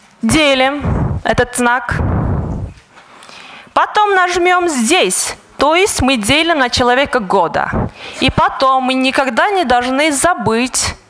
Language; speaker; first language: Russian; non-native, fluent; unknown